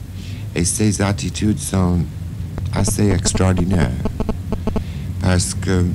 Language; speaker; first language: French; non-native, fluent; English